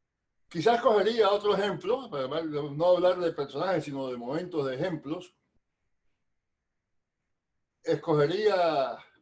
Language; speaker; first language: Spanish; native; Spanish